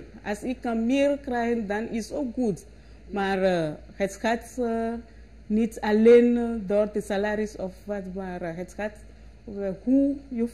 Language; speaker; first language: Dutch; non-native, learner; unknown